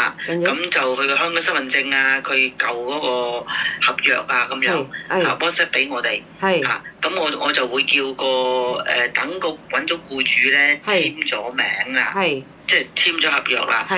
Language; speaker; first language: Cantonese; native; Cantonese